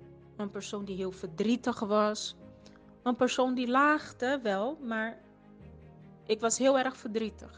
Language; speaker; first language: Dutch; non-native, fluent; Portuguese